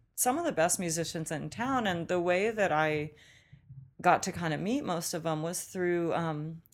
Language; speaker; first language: English; native; English